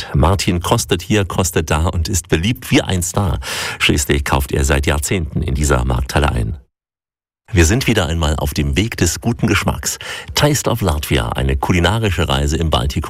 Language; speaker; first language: German; native; German